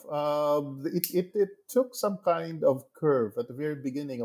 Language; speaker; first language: English; non-native, local second language; Hiligaynon